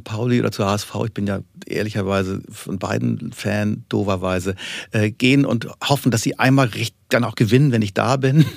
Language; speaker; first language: German; native; German